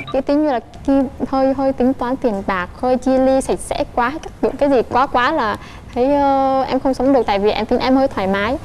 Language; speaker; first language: Vietnamese; native; Vietnamese